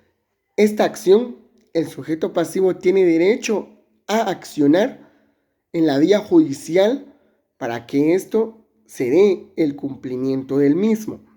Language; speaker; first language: Spanish; native; Spanish